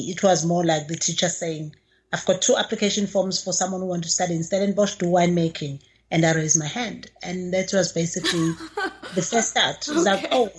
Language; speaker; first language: English; non-native, local second language; Zulu